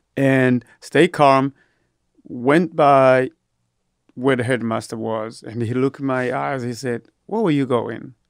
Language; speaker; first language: English; non-native, fluent; Rundi